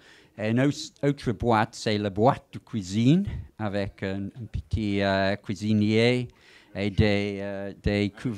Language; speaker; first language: French; non-native, fluent; English